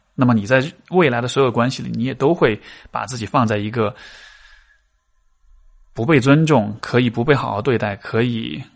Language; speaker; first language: Chinese; native; Chinese